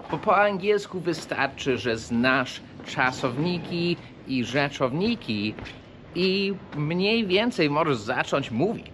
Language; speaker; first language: Polish; early bilingual, heritage; English